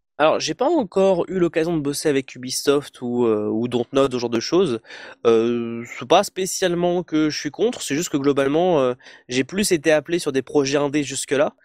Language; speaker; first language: French; native; French